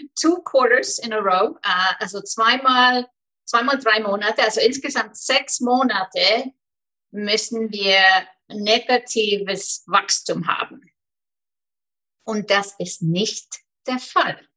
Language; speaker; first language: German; non-native, fluent; Icelandic